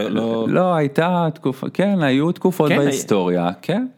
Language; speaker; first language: Hebrew; native; Hebrew